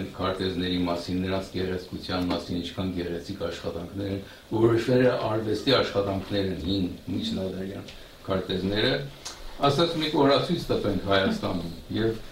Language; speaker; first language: Armenian; early bilingual, heritage; Armenian